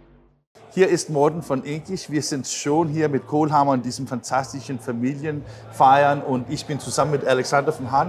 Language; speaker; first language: German; non-native, learner; Danish